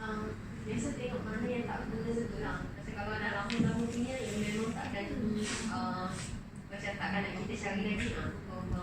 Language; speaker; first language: Malay; native; Malay